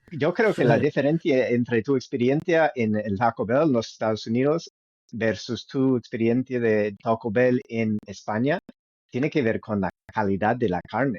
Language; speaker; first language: Spanish; non-native, fluent; English